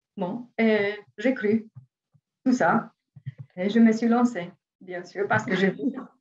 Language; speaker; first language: French; non-native, fluent; Romanian